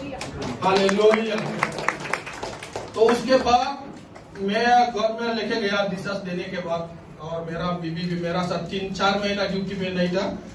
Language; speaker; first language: Hindi; non-native, local second language; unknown